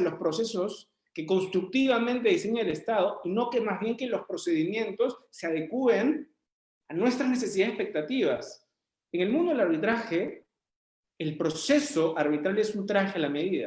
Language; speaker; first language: Spanish; native; Spanish